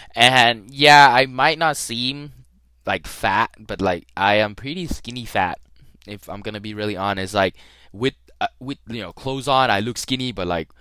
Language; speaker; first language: English; early bilingual, other home language; Thai